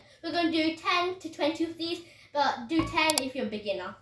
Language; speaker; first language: English; native; English